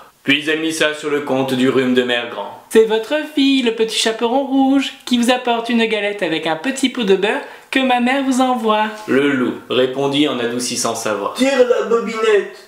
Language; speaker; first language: French; native; French